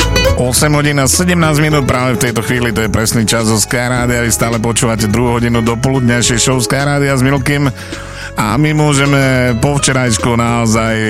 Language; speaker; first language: Slovak; native; Slovak